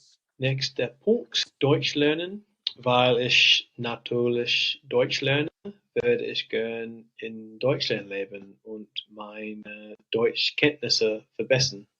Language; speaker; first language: German; non-native, learner; English